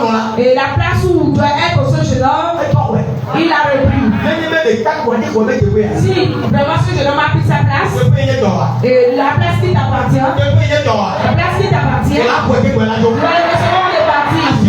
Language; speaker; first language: French; non-native, local second language; Ewe